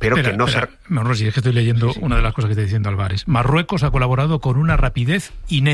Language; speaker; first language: Spanish; native; Spanish